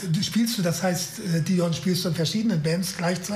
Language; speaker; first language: German; native; German